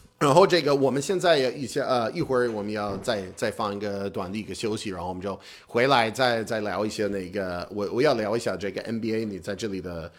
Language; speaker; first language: Chinese; non-native, fluent; English